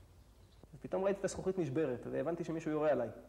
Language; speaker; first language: Hebrew; native; Hebrew